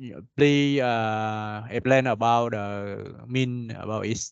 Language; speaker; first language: English; non-native, learner; Vietnamese